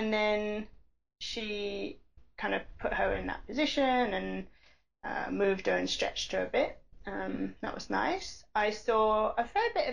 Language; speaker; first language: English; native; English